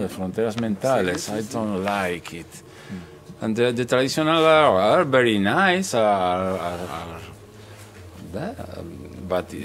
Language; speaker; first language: English; non-native, learner; Spanish